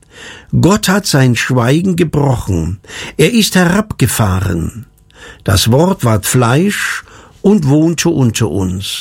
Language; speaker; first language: German; native; German